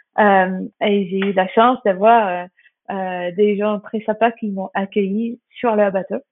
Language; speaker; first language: French; non-native, fluent; English